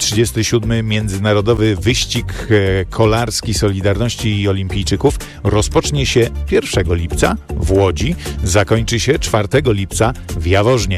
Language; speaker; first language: Polish; native; Polish